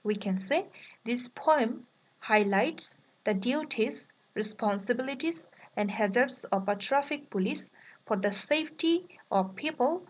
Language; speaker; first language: English; non-native, local second language; Bangla